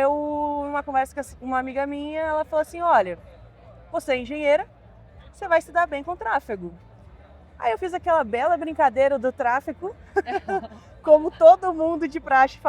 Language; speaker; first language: Portuguese; native; Portuguese